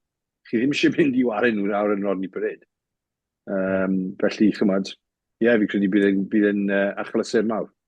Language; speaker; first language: Welsh; native; Welsh